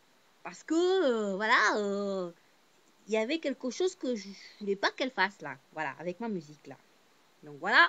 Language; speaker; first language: French; native; French